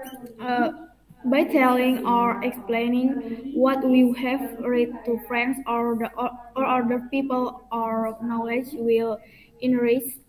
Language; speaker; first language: English; non-native, learner; Indonesian